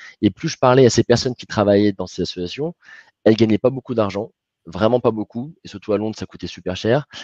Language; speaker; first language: French; native; French